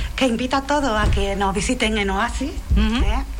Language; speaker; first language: Spanish; native; Spanish